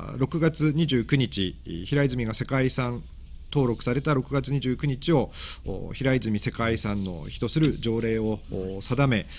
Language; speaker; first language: Japanese; native; Japanese